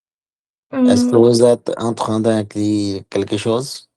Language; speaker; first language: French; non-native, learner; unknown